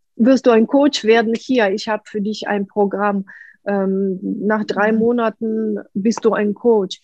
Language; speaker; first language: German; non-native, fluent; Russian